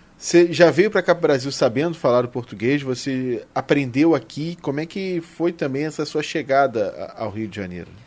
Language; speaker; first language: Portuguese; native; Portuguese